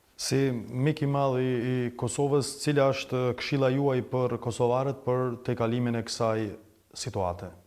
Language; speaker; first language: Albanian; native; Albanian